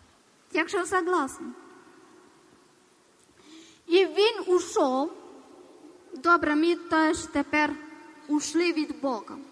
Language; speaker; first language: Ukrainian; non-native, learner; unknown